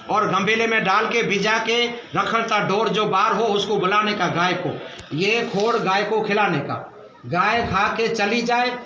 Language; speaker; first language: Hindi; non-native, local second language; Gujarati